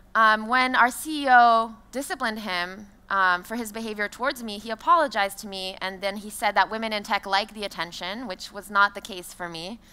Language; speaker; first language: English; non-native, fluent; French